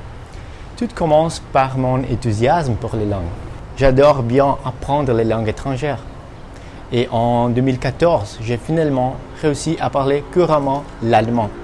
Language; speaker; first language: French; non-native, fluent; Portuguese